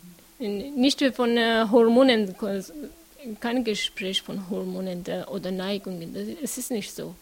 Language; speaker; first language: German; non-native, learner; Persian